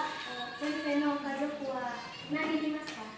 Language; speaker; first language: Japanese; non-native, learner; Indonesian